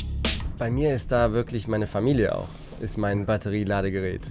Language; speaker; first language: German; native; German